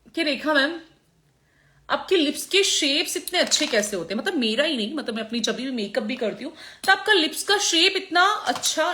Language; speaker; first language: Hindi; non-native, local second language; Gujarati